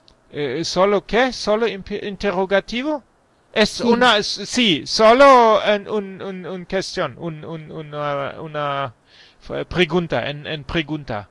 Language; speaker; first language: Spanish; non-native, learner; German